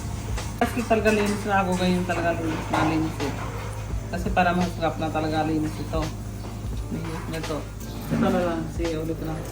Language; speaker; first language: Filipino; non-native, learner; Punjabi